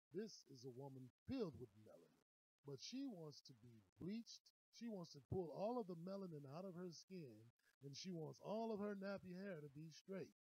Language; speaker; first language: English; native; English